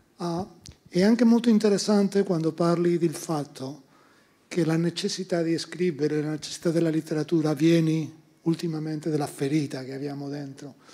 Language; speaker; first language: Italian; non-native, fluent; Spanish